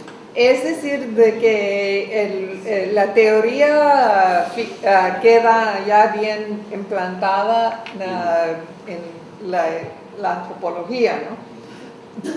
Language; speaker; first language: Spanish; non-native, fluent; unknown